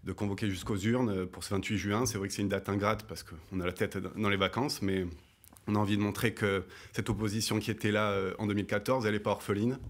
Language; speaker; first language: French; native; French